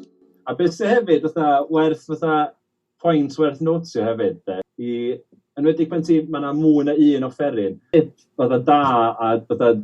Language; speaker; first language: Welsh; native; Welsh